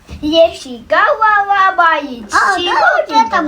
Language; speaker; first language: Russian; non-native, local second language; Kazakh